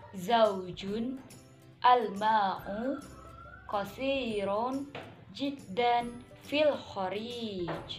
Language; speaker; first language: Arabic; non-native, learner; Indonesian